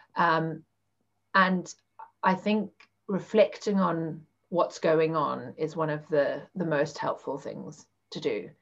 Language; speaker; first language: English; native; English